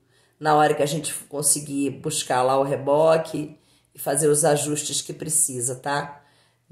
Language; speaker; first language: Portuguese; native; Portuguese